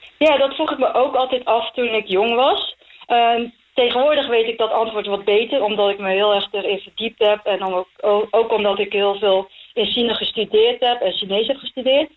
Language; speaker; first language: Dutch; early bilingual, other home language; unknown